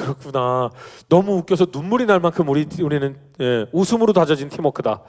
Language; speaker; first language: Korean; native; Korean